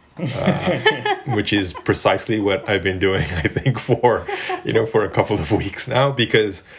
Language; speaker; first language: English; native; English